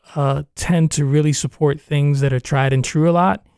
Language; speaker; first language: English; native; English